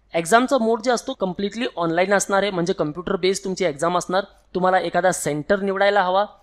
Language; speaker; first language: Marathi; non-native, local second language; Hindi